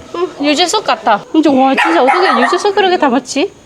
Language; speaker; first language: Korean; non-native, learner; Vietnamese